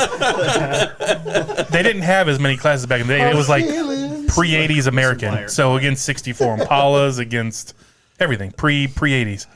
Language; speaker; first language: English; native; English